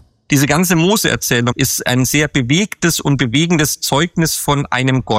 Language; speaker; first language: German; native; German